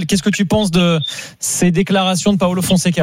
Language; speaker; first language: French; native; French